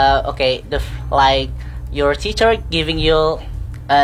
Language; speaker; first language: English; non-native, learner; Indonesian